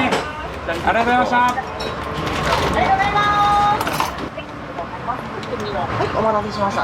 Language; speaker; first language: Japanese; native; Japanese